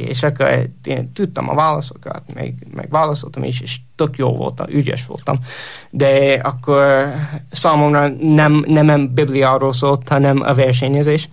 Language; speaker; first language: Hungarian; non-native, fluent; English